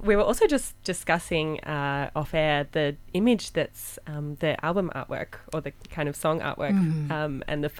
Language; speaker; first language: English; native; English